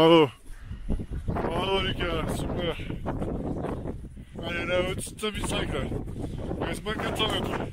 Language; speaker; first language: French; native; French